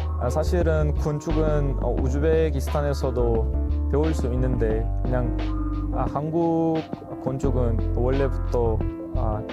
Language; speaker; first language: Korean; non-native, fluent; Uzbek